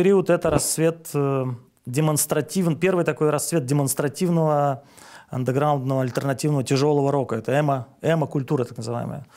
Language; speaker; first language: Russian; native; Russian